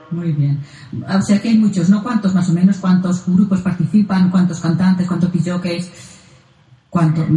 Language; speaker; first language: Spanish; non-native, local second language; Catalan